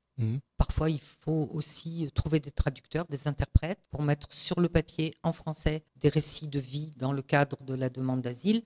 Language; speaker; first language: French; native; French